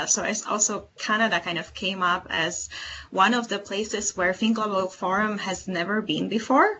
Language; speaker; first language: English; non-native, fluent; Polish